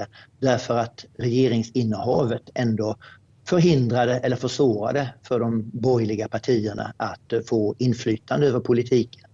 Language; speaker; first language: Swedish; native; Swedish